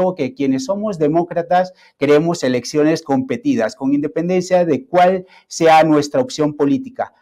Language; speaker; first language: Spanish; native; Spanish